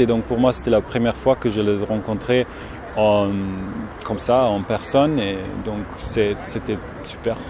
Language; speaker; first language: French; non-native, fluent; German